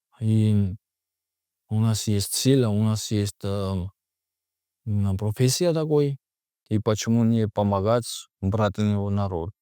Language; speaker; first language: Russian; non-native, learner; Georgian